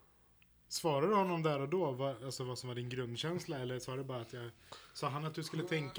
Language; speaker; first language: Swedish; native; Swedish